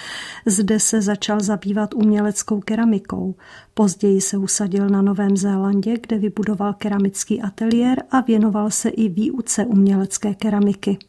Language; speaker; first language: Czech; native; Czech